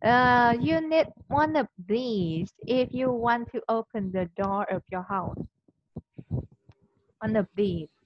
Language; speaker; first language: English; non-native, fluent; Vietnamese